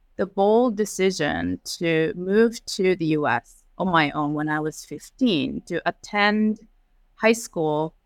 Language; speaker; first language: English; early bilingual, other home language; Japanese